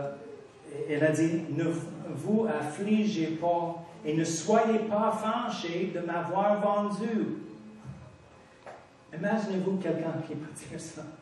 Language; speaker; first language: French; non-native, fluent; English